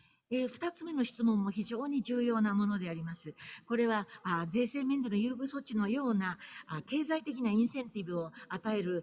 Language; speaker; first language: Japanese; native; Japanese